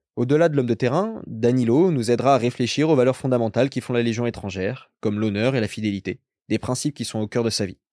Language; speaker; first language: French; native; French